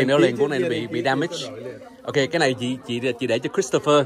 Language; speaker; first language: Vietnamese; early bilingual, heritage; Vietnamese